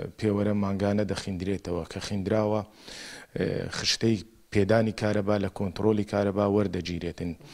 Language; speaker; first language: Central Kurdish; native; Central Kurdish